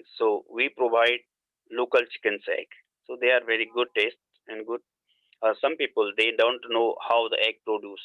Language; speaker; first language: English; non-native, learner; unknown